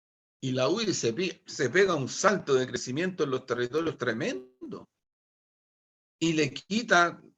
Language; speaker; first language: Spanish; native; Spanish